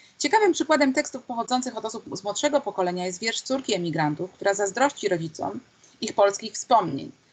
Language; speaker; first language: Polish; native; Polish